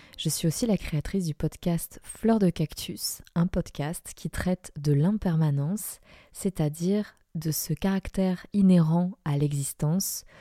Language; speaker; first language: French; non-native, fluent; Spanish